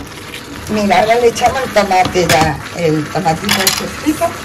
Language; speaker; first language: Spanish; native; Spanish